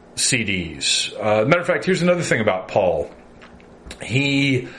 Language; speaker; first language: English; native; English